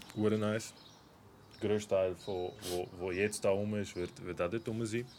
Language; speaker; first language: German; early bilingual, other home language; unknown